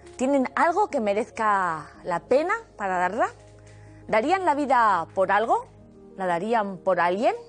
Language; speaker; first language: Spanish; native; Spanish